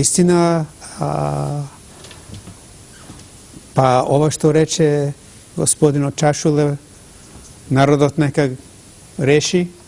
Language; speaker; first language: Macedonian; non-native, fluent; English